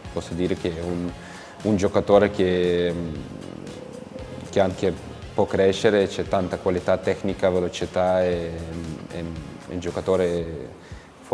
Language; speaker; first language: Italian; non-native, fluent; Ukrainian